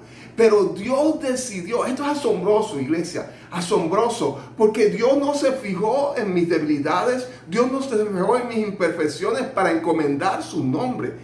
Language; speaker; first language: Spanish; native; Spanish